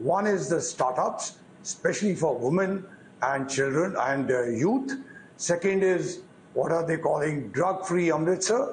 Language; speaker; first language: English; non-native, local second language; Punjabi